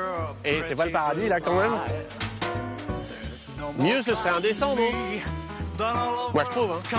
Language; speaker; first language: French; native; French